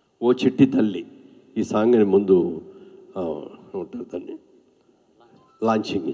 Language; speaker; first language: Telugu; native; Telugu